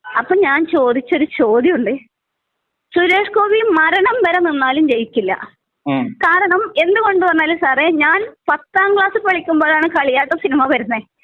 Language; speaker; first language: Malayalam; native; Malayalam